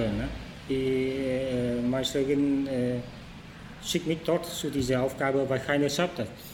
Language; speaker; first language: German; non-native, learner; Vietnamese